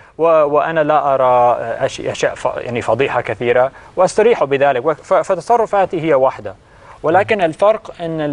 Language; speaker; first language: Arabic; non-native, fluent; English